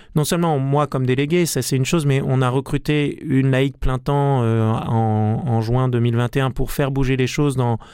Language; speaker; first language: French; native; French